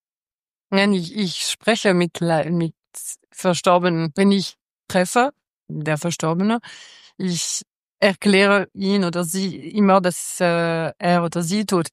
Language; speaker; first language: German; non-native, local second language; French